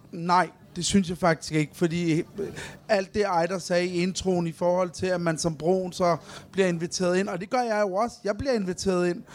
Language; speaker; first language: Danish; early bilingual, other home language; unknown